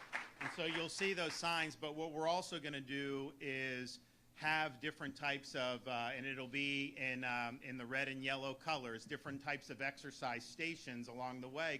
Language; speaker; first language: English; native; English